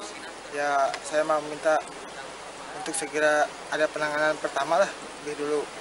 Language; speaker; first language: Indonesian; non-native, local second language; Sundanese